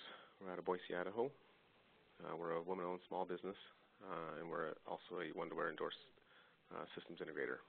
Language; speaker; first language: English; native; English